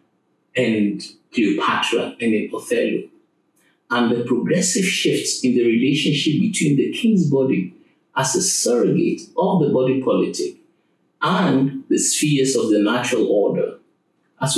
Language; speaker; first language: English; non-native, local second language; Akan